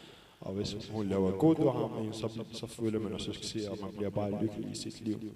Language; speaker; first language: Danish; early bilingual, other home language; Arabic